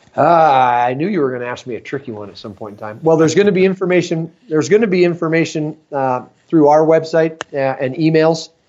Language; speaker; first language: English; native; English